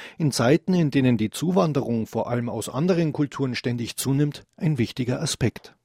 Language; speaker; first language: German; native; German